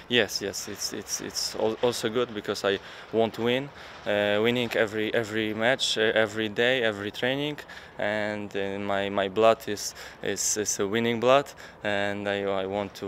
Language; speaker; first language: English; non-native, learner; Polish